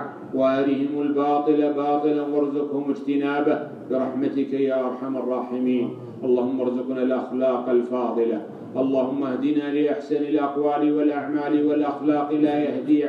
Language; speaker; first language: Arabic; native; Arabic